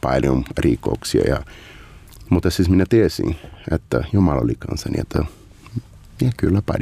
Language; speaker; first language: Finnish; non-native, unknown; Portuguese